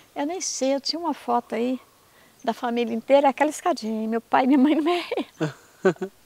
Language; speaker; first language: Portuguese; native; Portuguese